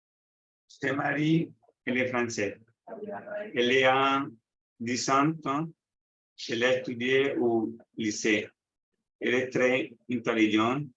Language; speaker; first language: French; non-native, learner; Spanish